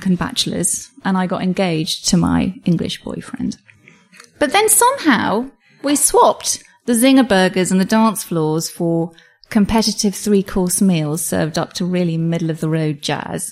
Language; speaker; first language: English; native; English